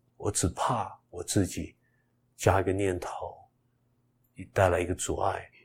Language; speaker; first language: Chinese; early bilingual, heritage; Chinese